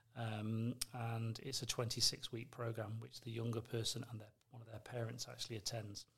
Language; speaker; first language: English; native; English